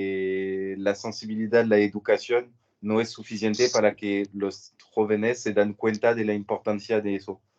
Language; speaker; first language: Spanish; non-native, learner; French